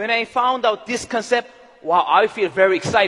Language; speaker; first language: English; non-native, learner; Korean